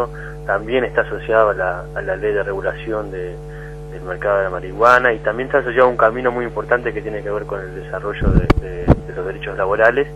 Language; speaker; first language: Spanish; native; Spanish